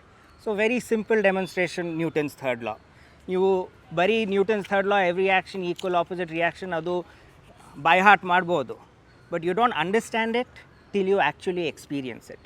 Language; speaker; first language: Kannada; non-native, local second language; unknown